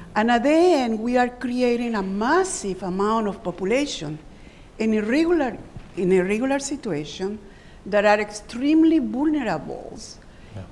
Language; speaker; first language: English; non-native, fluent; Spanish